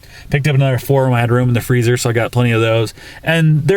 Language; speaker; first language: English; native; English